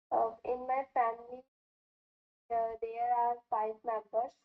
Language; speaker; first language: English; non-native, learner; Hindi